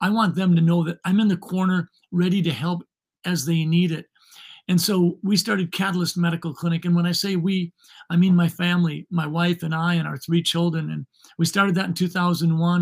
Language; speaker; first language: English; native; English